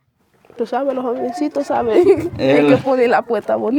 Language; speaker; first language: Spanish; non-native, learner; Haitian Creole